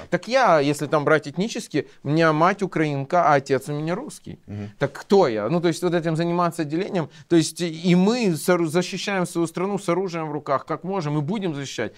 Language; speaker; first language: Russian; native; Russian